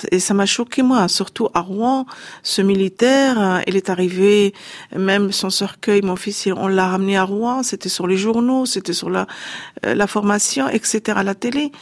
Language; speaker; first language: French; non-native, fluent; Arabic